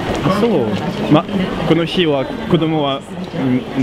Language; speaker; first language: Japanese; non-native, fluent; French